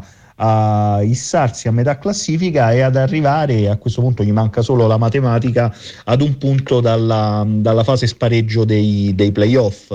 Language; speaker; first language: Italian; native; Italian